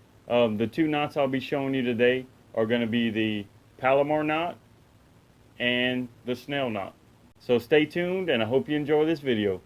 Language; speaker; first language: English; native; English